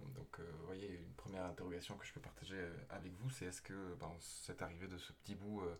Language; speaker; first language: French; native; French